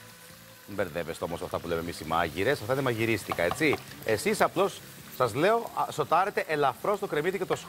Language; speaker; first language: Greek; native; Greek